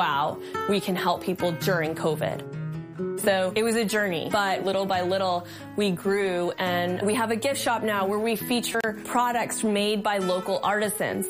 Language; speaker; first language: English; non-native, local second language; Spanish